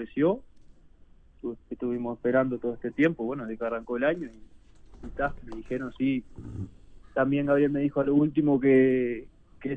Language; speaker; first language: Spanish; native; Spanish